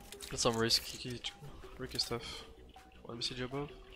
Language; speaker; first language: English; non-native, fluent; French